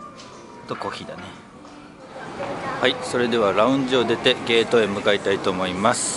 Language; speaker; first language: Japanese; native; Japanese